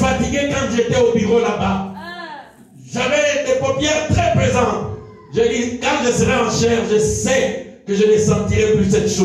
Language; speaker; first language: French; non-native, local second language; Lingala